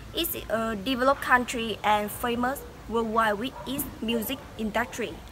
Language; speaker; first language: English; non-native, fluent; Vietnamese